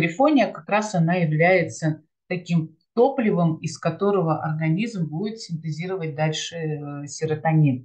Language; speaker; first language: Russian; native; Russian